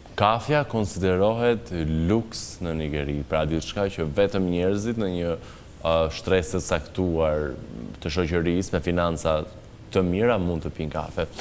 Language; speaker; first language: Albanian; native; Albanian